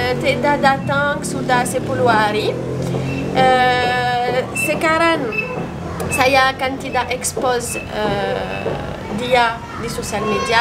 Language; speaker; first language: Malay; non-native, learner; French